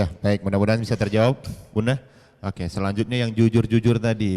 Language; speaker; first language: Indonesian; native; Indonesian